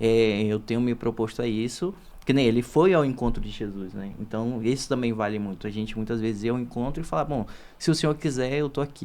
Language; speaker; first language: Portuguese; native; Portuguese